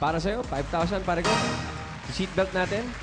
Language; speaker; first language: Filipino; native; Filipino